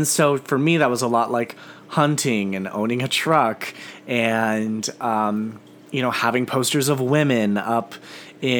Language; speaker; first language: English; native; English